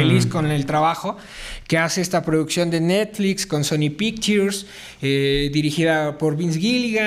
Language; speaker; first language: Spanish; native; Spanish